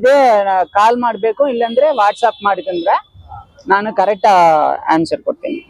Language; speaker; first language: Kannada; non-native, local second language; Tamil